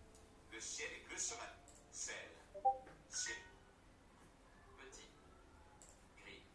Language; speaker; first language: French; non-native, learner; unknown